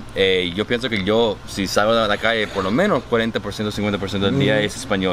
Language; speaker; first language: Spanish; early bilingual, heritage; Spanish